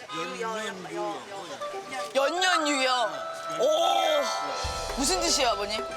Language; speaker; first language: Korean; native; Korean